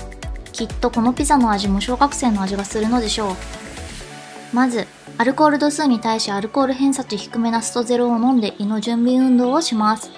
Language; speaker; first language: Japanese; native; Japanese